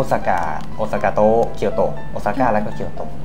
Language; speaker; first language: Japanese; non-native, learner; Thai